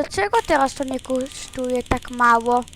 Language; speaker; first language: Polish; early bilingual, heritage; Polish